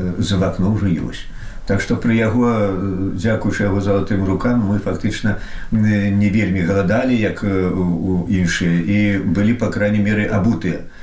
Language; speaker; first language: Belarusian; native; Belarusian